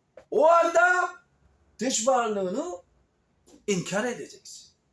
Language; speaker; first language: Turkish; non-native, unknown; Korean